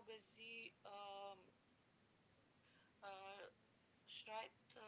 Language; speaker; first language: German; non-native, learner; Macedonian